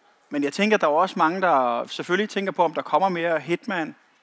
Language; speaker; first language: Danish; native; Danish